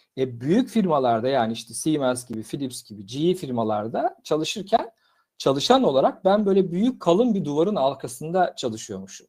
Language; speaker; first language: Turkish; native; Turkish